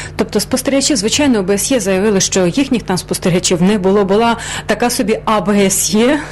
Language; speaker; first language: Ukrainian; native; Ukrainian